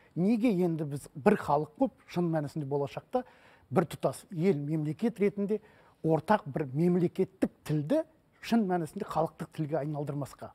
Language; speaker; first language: Kazakh; non-native, local second language; Russian